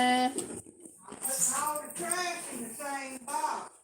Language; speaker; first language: English; native; English